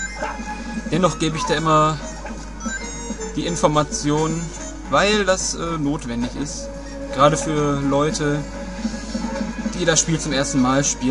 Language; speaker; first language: German; native; German